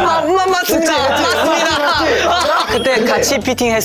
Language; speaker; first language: Korean; non-native, learner; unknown